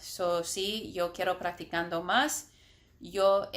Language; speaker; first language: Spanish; non-native, learner; English